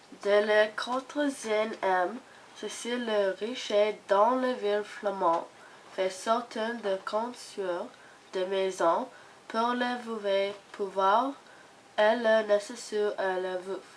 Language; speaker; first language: French; non-native, learner; English